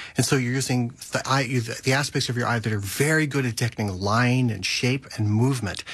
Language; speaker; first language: English; native; English